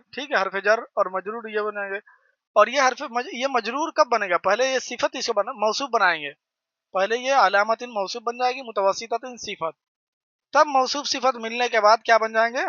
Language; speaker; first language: Urdu; native; Urdu